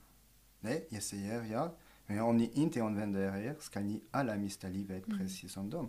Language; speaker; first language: Swedish; non-native, fluent; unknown